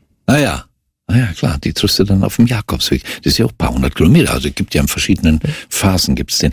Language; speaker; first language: German; native; German